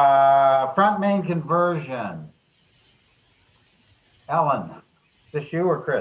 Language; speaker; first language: English; native; English